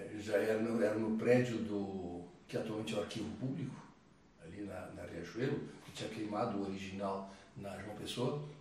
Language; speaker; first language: Portuguese; early bilingual, other home language; Italian